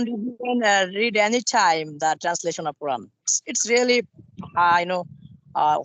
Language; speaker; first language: English; non-native, learner; Bangla